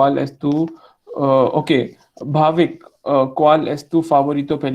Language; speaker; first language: Spanish; non-native, fluent; Hindi